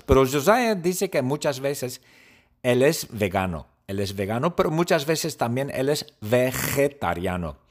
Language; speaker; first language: Spanish; non-native, learner; English